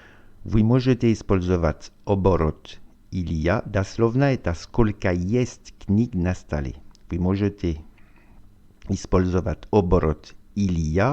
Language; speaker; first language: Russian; non-native, learner; French